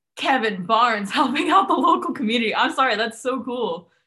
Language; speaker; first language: English; non-native, local second language; Cantonese